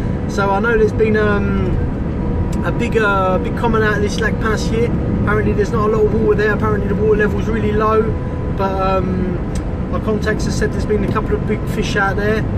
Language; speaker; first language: English; native; English